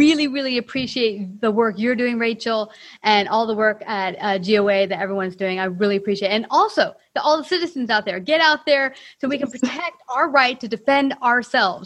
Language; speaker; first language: English; native; English